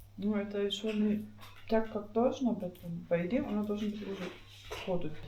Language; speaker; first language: Russian; non-native, learner; German